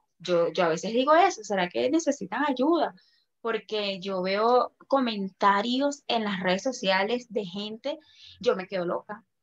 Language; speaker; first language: Spanish; native; Spanish